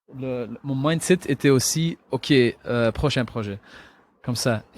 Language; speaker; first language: French; non-native, local second language; Dutch